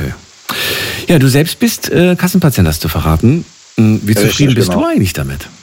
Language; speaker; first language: German; native; German